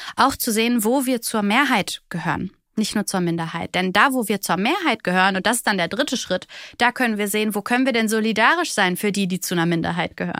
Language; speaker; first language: German; early bilingual, other home language; Bulgarian